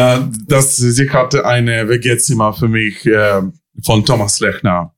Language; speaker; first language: German; non-native, learner; Ukrainian